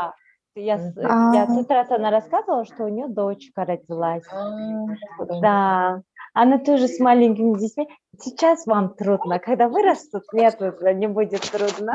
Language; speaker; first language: Russian; non-native, fluent; Turkish